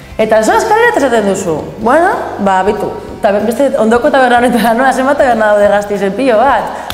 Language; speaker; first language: Basque; non-native, local second language; Spanish